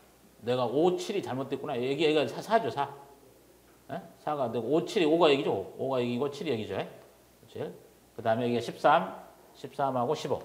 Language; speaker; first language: Korean; native; Korean